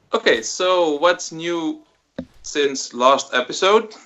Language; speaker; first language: English; non-native, fluent; Dutch